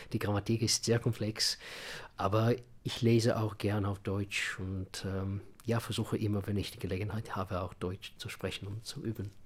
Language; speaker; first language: German; non-native, fluent; Russian